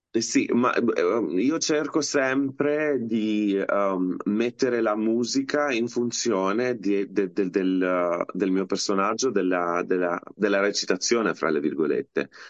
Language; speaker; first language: Italian; non-native, fluent; Albanian